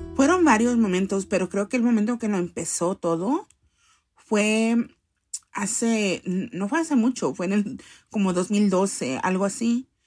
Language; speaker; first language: Spanish; early bilingual, heritage; Spanish